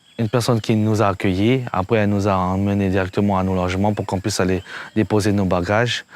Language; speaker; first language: French; non-native, fluent; Hmong